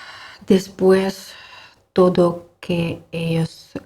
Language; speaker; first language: Spanish; non-native, learner; Ukrainian